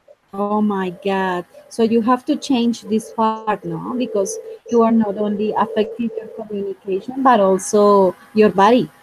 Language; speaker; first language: English; non-native, fluent; Spanish